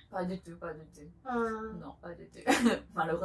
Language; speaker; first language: French; non-native, learner; Japanese